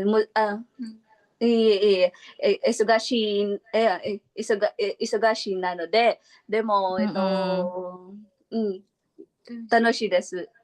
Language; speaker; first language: Japanese; non-native, learner; Filipino